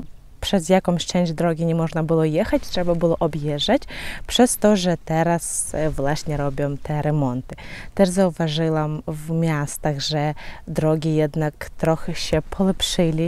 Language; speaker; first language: Polish; non-native, fluent; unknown